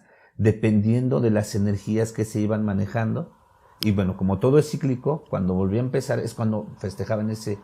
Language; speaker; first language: Spanish; native; Spanish